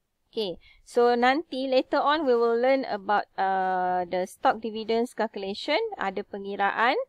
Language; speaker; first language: English; non-native, local second language; Malay